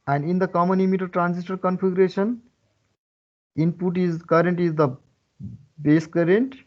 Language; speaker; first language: English; non-native, local second language; Nepali